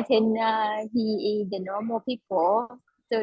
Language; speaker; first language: English; non-native, learner; Vietnamese